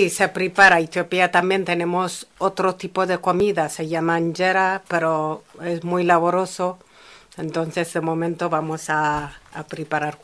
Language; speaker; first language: Spanish; non-native, fluent; Amharic